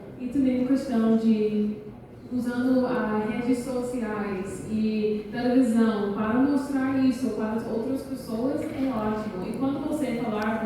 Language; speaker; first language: Portuguese; non-native, learner; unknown